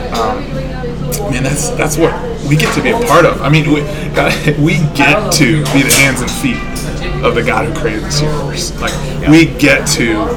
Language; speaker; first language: English; native; English